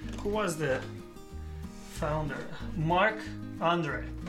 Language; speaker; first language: English; non-native, fluent; Turkish